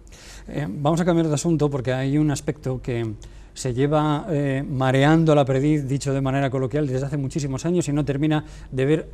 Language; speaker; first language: Spanish; native; Spanish